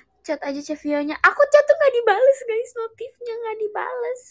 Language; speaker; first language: Indonesian; native; Indonesian